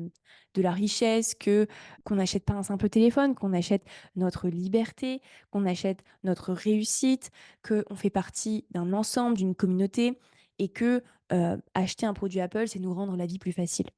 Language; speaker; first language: French; native; French